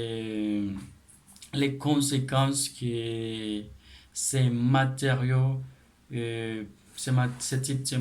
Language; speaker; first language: French; non-native, learner; Spanish